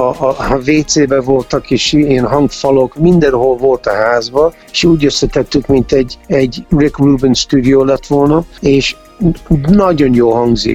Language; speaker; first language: Hungarian; early bilingual, heritage; Hungarian